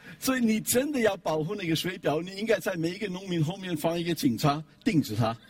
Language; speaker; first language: Chinese; non-native, fluent; German